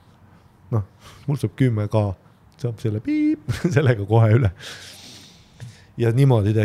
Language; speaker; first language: Estonian; native; Estonian